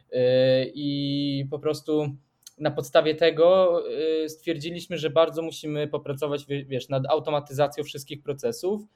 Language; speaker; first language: Polish; non-native, fluent; Swedish